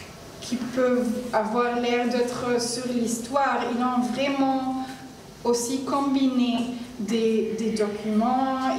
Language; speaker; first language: French; non-native, learner; Arabic